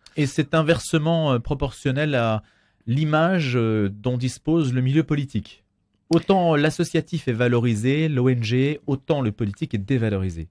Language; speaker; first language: French; native; French